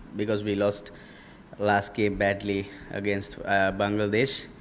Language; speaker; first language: English; non-native, local second language; Sinhala